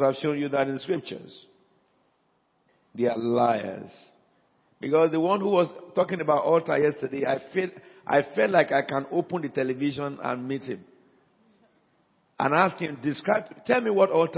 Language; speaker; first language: English; non-native, local second language; Yoruba